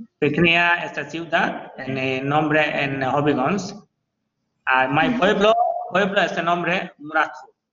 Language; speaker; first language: Spanish; non-native, learner; Bangla